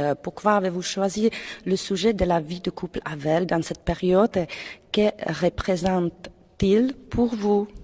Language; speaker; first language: French; non-native, fluent; Czech